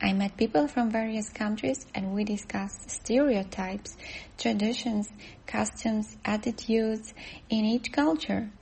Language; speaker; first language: English; non-native, fluent; Ukrainian